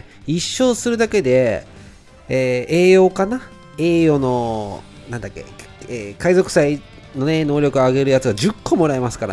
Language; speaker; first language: Japanese; native; Japanese